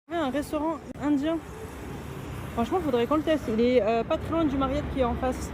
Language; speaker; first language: French; native; French